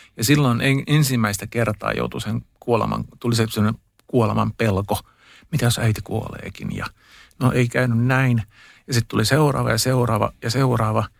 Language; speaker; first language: Finnish; early bilingual, heritage; Finnish